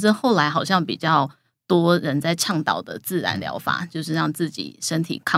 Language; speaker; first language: Chinese; native; Chinese